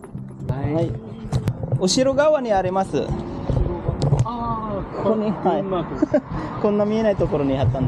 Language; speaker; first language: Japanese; non-native, learner; Filipino